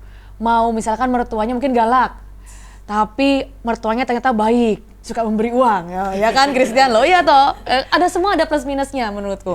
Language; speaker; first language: Indonesian; native; Indonesian